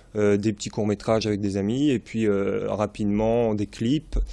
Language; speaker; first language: French; native; French